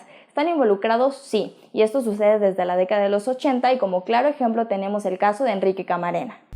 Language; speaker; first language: Spanish; native; Spanish